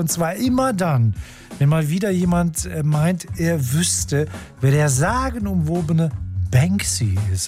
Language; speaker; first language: German; native; German